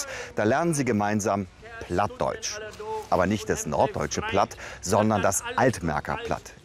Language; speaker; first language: German; native; German